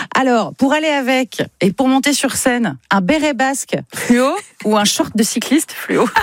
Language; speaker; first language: French; native; French